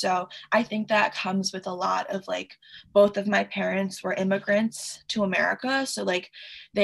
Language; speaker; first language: English; early bilingual, other home language; Chinese